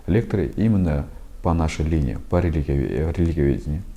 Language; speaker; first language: Russian; non-native, local second language; Kazakh